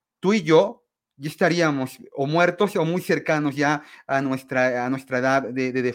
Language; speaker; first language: Spanish; native; Spanish